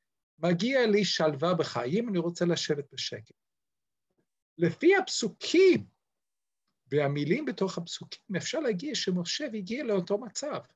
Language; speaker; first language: Hebrew; non-native, fluent; English